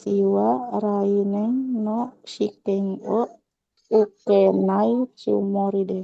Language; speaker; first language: Japanese; non-native, learner; Indonesian